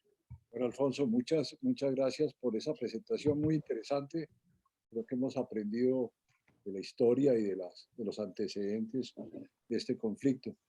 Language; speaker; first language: Spanish; native; Spanish